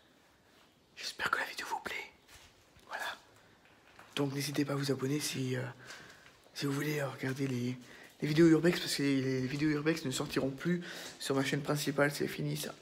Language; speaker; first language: French; native; French